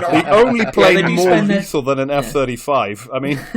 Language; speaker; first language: English; native; English